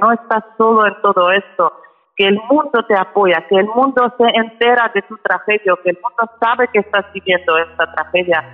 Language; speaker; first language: Spanish; non-native, fluent; Ukrainian